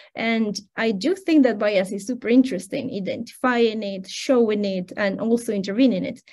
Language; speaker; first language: English; non-native, fluent; Spanish